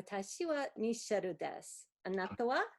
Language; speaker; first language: Japanese; non-native, fluent; English